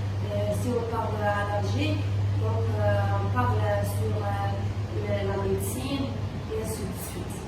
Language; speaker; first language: French; non-native, local second language; Arabic